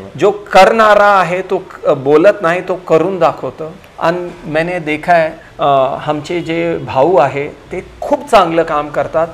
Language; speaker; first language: Marathi; non-native, local second language; Punjabi